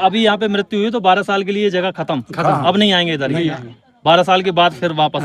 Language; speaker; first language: Hindi; native; Hindi